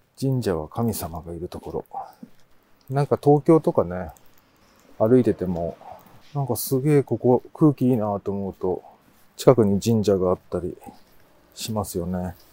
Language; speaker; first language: Japanese; native; Japanese